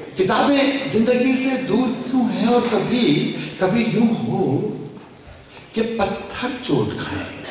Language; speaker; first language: Urdu; native; Urdu